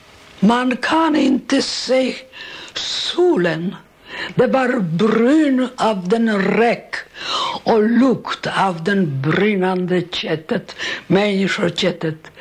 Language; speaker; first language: Swedish; non-native, learner; Polish